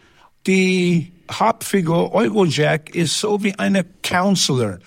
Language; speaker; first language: German; non-native, learner; English